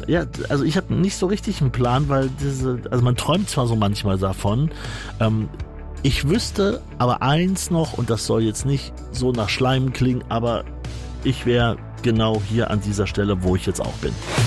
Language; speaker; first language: German; native; German